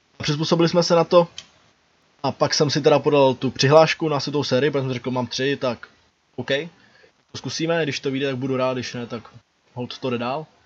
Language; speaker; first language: Czech; native; Czech